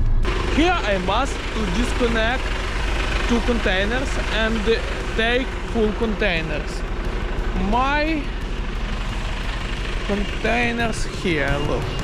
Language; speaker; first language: English; non-native, learner; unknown